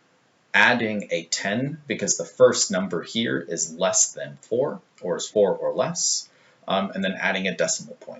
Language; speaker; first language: English; native; English